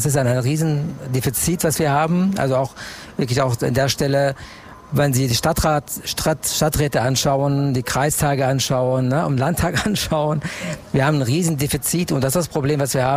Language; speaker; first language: German; non-native, fluent; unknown